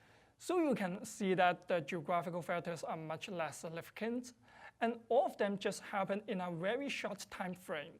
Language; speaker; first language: English; non-native, fluent; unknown